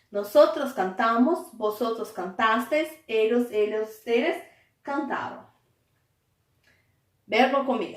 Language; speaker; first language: Spanish; non-native, fluent; Portuguese